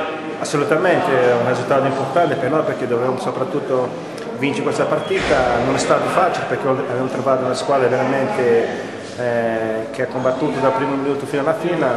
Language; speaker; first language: Italian; non-native, fluent; Portuguese